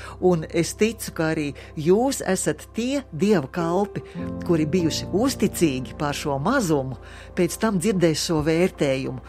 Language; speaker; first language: Latvian; native; Latvian